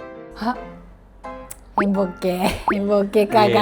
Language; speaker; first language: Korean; non-native, learner; Japanese